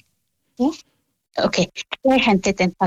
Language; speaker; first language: Norwegian; non-native, learner; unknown